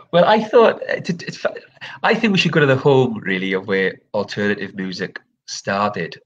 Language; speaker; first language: English; native; English